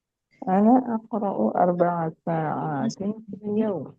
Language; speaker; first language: Arabic; non-native, learner; Indonesian